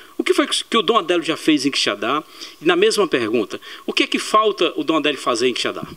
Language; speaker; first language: Portuguese; native; Portuguese